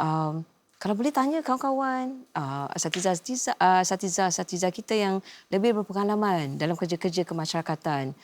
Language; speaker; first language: Malay; native; Malay